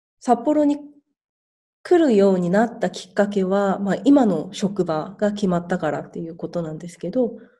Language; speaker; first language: Japanese; non-native, fluent; Korean